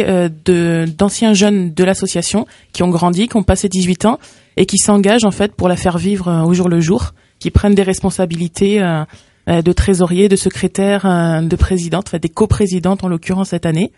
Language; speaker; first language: French; native; French